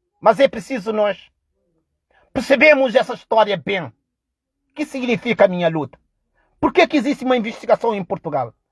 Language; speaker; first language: Portuguese; non-native, local second language; Kabuverdianu